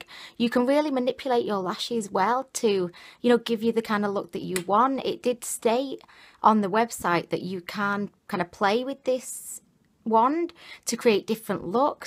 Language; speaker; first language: English; native; English